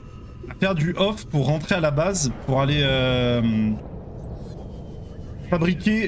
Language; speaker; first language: French; native; French